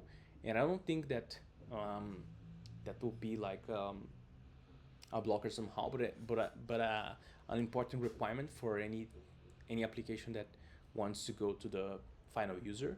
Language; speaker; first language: English; non-native, fluent; Portuguese